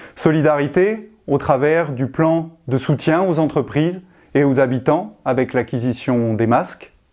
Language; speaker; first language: French; native; French